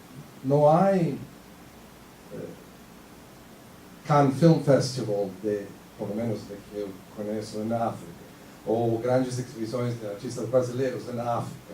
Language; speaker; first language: Portuguese; non-native, fluent; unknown